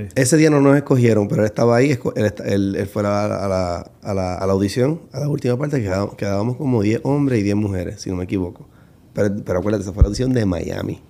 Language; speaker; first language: Spanish; native; Spanish